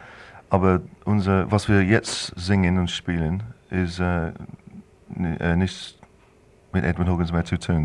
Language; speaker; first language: German; non-native, fluent; English